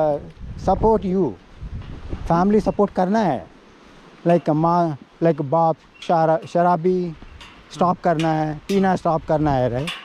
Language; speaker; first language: Hindi; non-native, local second language; Telugu